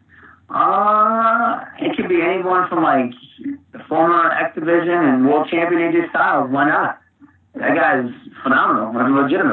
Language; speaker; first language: English; native; English